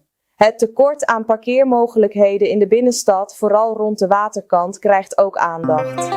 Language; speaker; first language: Dutch; native; Dutch